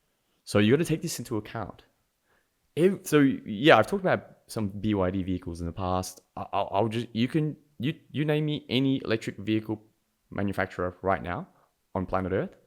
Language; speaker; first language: English; native; English